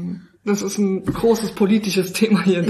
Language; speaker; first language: German; native; German